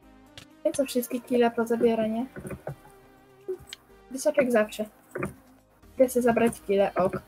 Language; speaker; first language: Polish; native; Polish